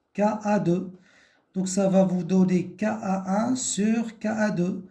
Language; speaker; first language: French; non-native, local second language; Arabic